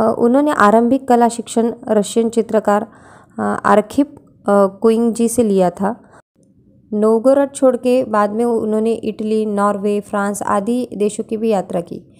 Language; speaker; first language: Hindi; non-native, local second language; Marathi